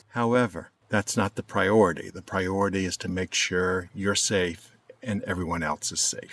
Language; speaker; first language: English; native; English